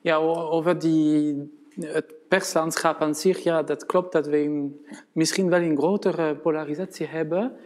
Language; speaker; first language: Dutch; non-native, fluent; French